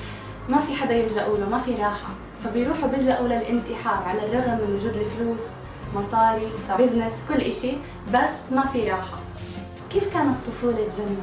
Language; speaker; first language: Arabic; native; Arabic